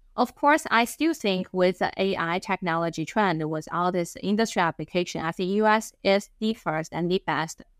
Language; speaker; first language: English; non-native, fluent; Chinese